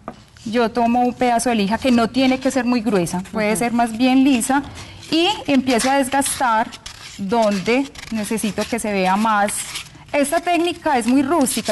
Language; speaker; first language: Spanish; native; Spanish